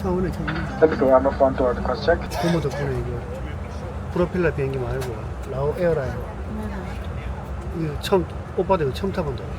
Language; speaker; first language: Korean; native; Korean